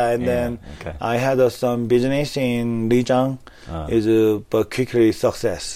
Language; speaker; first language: English; non-native, learner; Korean